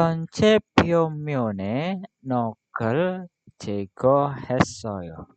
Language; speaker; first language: Korean; non-native, fluent; Indonesian